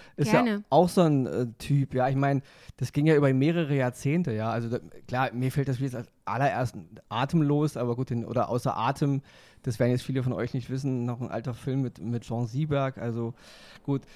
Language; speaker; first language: German; native; German